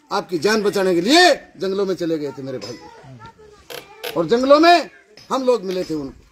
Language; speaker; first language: Hindi; native; Hindi